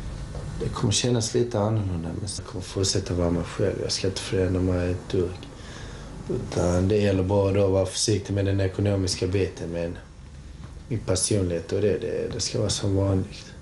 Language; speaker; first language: Swedish; early bilingual, other home language; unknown